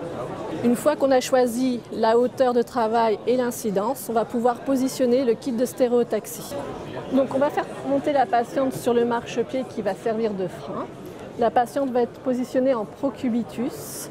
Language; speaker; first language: French; native; French